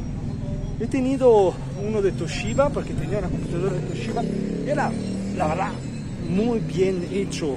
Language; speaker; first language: Spanish; non-native, learner; Italian